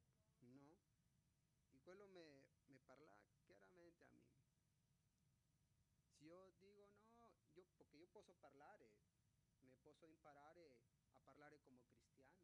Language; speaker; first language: Italian; non-native, fluent; Spanish